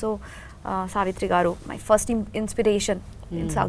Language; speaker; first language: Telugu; non-native, learner; Hindi